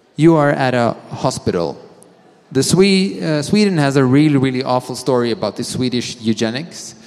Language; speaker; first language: English; non-native, fluent; Swedish